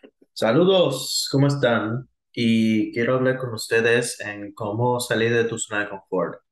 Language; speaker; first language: Spanish; early bilingual, heritage; Spanish